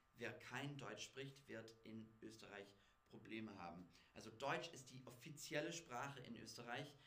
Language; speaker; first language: German; non-native, fluent; English